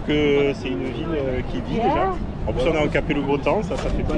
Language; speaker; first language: French; native; French